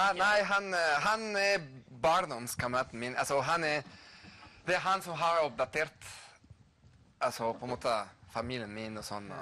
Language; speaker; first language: Norwegian; non-native, fluent; Spanish